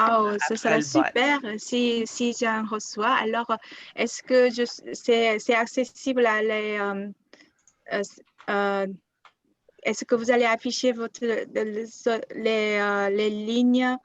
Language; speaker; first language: French; non-native, fluent; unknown